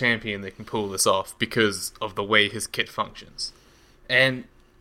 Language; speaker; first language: English; native; English